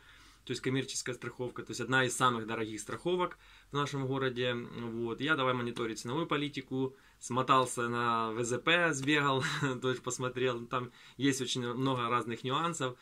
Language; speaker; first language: Russian; native; Russian